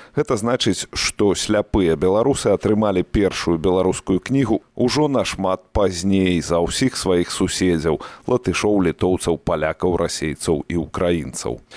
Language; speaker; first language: Belarusian; native; Belarusian